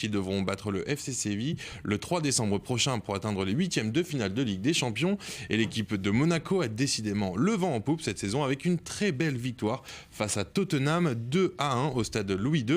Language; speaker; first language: French; native; French